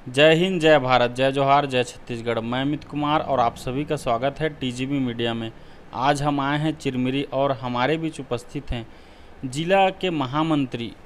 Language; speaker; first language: Hindi; native; Hindi